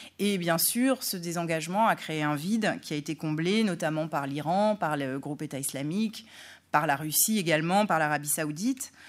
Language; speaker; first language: French; native; French